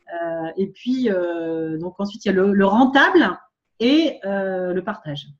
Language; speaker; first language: French; native; French